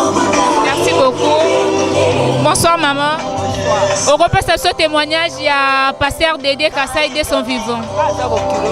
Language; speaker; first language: French; non-native, local second language; Lingala